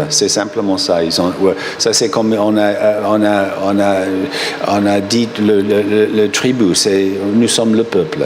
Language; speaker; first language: French; non-native, fluent; English